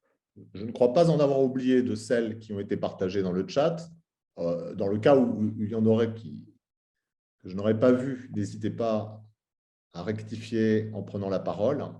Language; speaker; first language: French; native; French